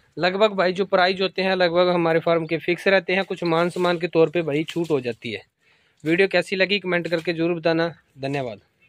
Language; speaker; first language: Hindi; non-native, local second language; Punjabi